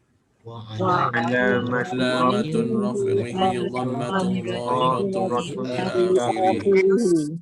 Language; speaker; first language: Arabic; non-native, learner; Malay